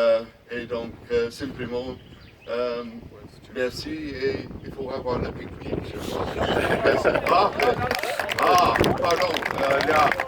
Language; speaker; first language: French; non-native, fluent; English